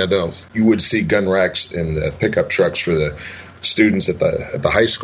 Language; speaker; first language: English; native; English